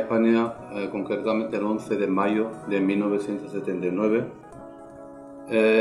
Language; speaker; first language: Spanish; non-native, fluent; Persian